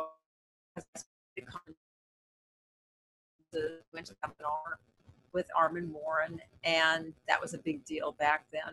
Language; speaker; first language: English; native; English